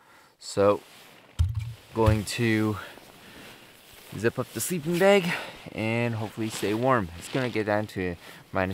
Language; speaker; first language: English; native; English